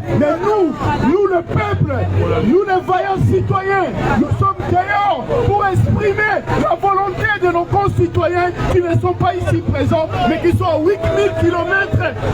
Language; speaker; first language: French; non-native, local second language; Lingala